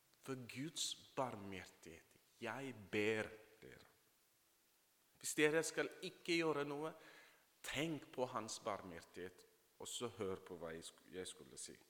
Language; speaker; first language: Norwegian; non-native, fluent; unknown